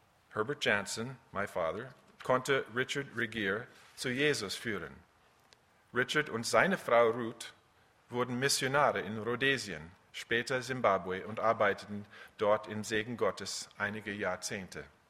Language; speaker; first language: German; early bilingual, other home language; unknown